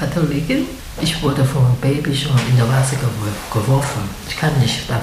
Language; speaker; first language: German; non-native, learner; Chinese